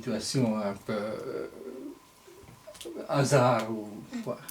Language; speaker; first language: French; non-native, fluent; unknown